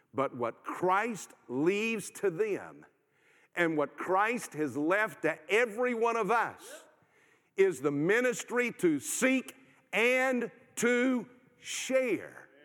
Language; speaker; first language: English; native; English